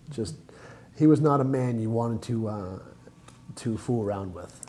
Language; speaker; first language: English; native; English